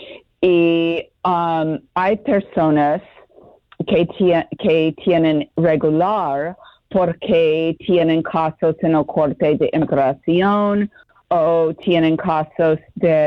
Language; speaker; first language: Spanish; non-native, learner; English